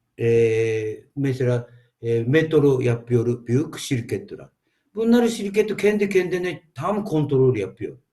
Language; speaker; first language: Turkish; non-native, learner; Japanese